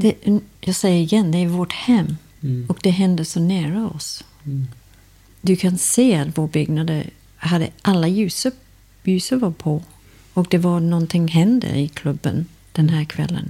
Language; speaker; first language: Swedish; non-native, fluent; English